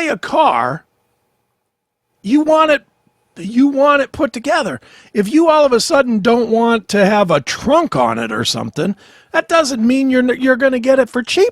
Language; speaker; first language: English; native; English